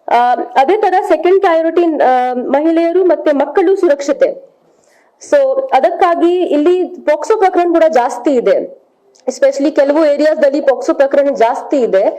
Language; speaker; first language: Kannada; non-native, fluent; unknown